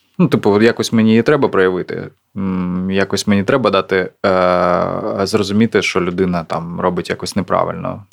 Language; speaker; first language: Ukrainian; non-native, local second language; Russian